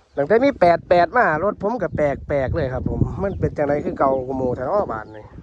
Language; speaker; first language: Thai; non-native, local second language; Northeastern Thai